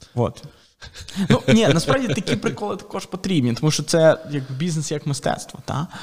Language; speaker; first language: Ukrainian; native; Ukrainian